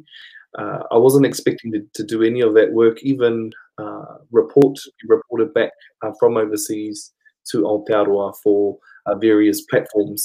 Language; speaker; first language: English; non-native, local second language; Māori